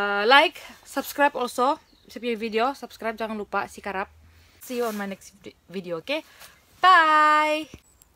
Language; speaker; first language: English; non-native, local second language; Malay